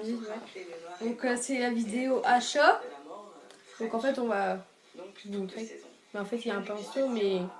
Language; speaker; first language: French; native; French